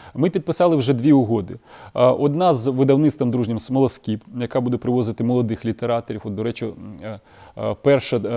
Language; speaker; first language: Ukrainian; non-native, local second language; Russian